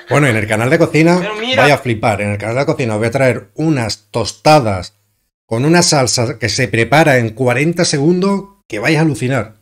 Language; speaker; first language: Spanish; native; Spanish